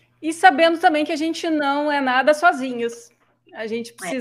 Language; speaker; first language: Portuguese; native; Portuguese